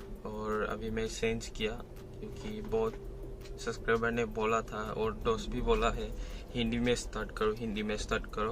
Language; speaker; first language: Hindi; non-native, local second language; Assamese